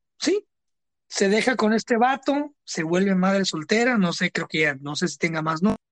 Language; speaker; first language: Spanish; early bilingual, heritage; Spanish